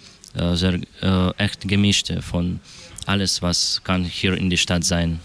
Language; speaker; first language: German; non-native, fluent; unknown